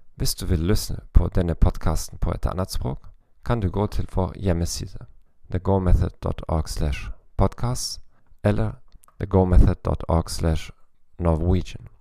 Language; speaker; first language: Norwegian; non-native, learner; German